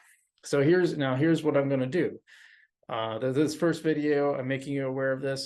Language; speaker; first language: English; native; English